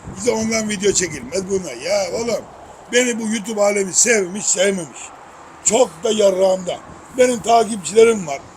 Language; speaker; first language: Turkish; native; Turkish